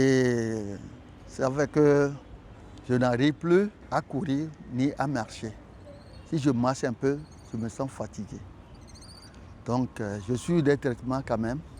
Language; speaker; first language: French; non-native, local second language; Ewe